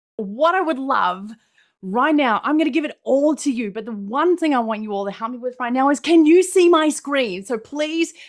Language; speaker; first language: English; native; English